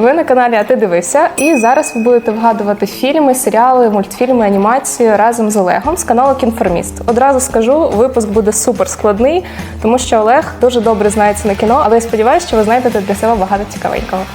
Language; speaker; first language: Ukrainian; native; Ukrainian